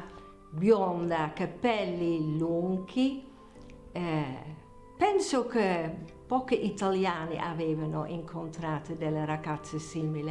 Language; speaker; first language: Italian; non-native, fluent; Dutch